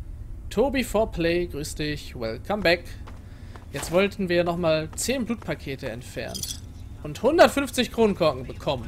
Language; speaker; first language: German; native; German